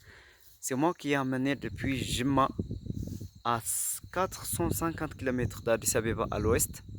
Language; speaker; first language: French; non-native, fluent; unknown